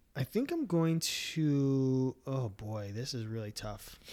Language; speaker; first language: English; native; English